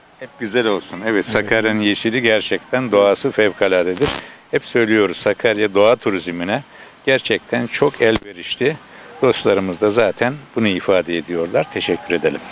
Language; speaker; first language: Turkish; early bilingual, other home language; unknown